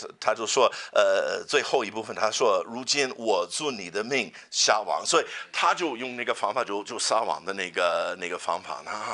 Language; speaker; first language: Chinese; non-native, fluent; English